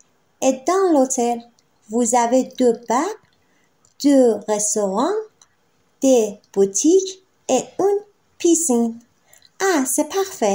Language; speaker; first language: French; non-native, fluent; Persian